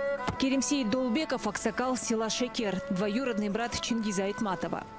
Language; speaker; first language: Russian; native; Russian